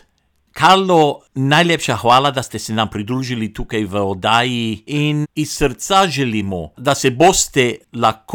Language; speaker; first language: Slovenian; non-native, local second language; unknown